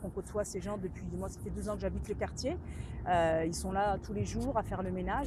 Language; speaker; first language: French; native; French